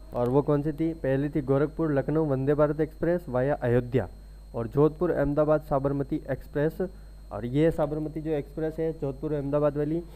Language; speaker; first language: Hindi; native; Hindi